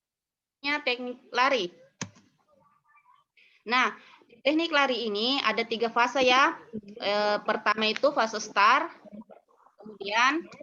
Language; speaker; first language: Indonesian; non-native, local second language; Buginese